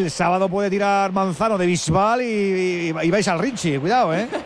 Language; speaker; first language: Spanish; native; Spanish